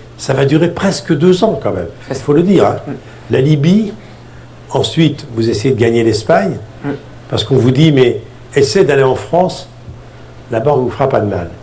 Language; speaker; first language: French; native; French